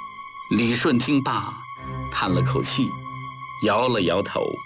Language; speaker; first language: Chinese; native; Chinese